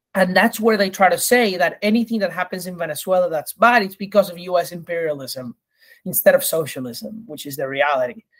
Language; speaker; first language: English; early bilingual, other home language; Spanish